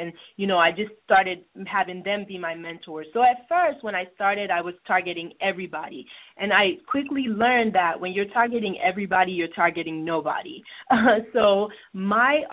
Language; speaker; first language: English; non-native, local second language; Yoruba